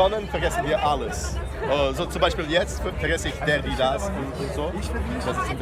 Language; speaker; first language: German; non-native, fluent; Portuguese